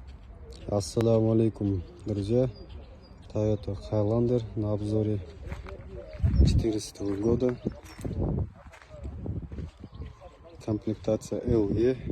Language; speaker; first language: Russian; non-native, local second language; Kazakh